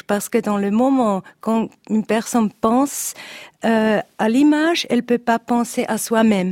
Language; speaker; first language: French; non-native, learner; Italian